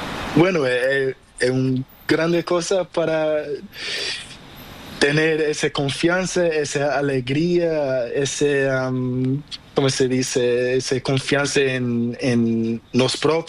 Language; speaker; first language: Spanish; non-native, learner; Portuguese